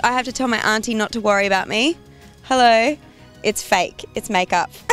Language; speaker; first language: English; early bilingual, other home language; Portuguese